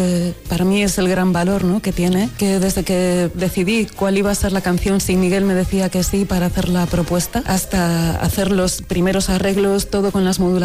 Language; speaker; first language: Spanish; non-native, local second language; Galician